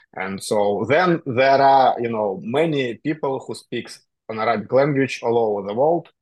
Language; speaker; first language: English; non-native, fluent; Russian